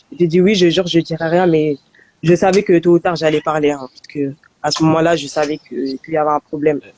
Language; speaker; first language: French; early bilingual, other home language; Soninke